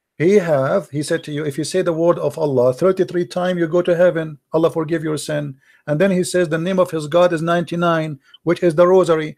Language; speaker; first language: English; non-native, fluent; Arabic